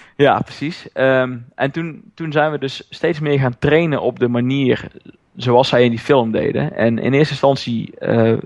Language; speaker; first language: Dutch; native; Dutch